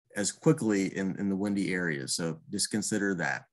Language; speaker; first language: English; native; English